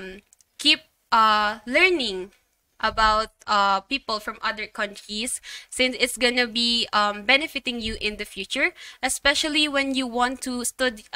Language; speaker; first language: English; non-native, local second language; Filipino